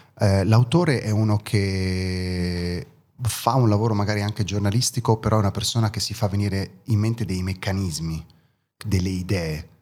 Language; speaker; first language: Italian; early bilingual, other home language; German